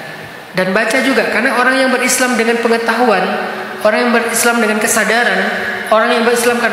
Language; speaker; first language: Indonesian; native; Indonesian